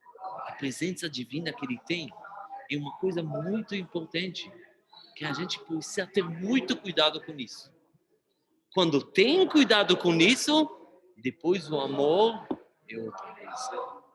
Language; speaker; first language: Portuguese; non-native, fluent; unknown